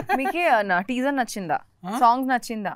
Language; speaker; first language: Telugu; non-native, learner; Bangla